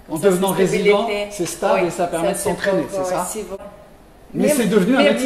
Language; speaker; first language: French; native; French